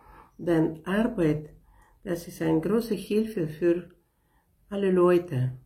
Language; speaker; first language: German; non-native, learner; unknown